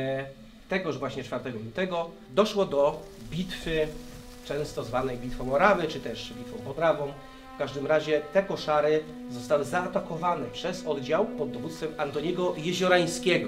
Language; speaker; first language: Polish; native; Polish